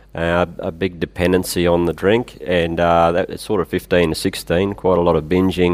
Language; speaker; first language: English; native; English